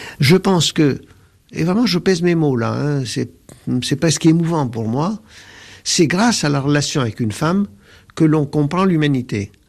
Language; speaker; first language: French; non-native, local second language; Arabic